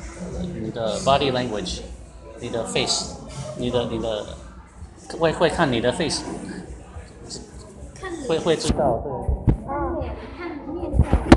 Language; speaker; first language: Chinese; non-native, learner; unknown